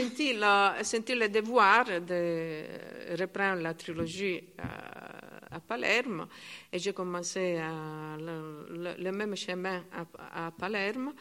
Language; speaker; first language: French; non-native, learner; Italian